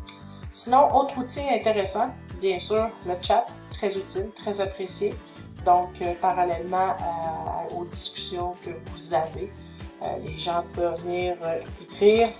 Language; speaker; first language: French; native; French